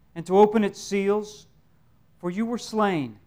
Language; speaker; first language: English; native; English